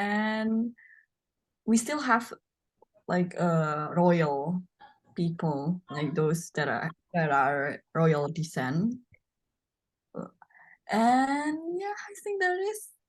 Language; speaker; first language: English; non-native, learner; Indonesian